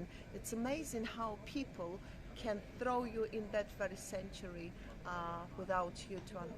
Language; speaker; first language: English; non-native, fluent; Russian